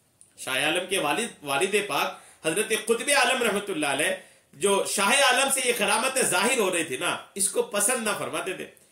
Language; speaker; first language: Urdu; native; Urdu